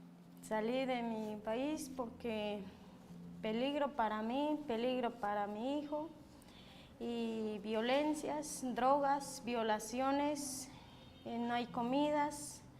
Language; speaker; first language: Spanish; non-native, local second language; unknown